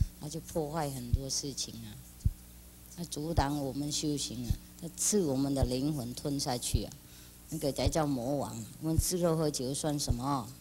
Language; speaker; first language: Chinese; non-native, fluent; Vietnamese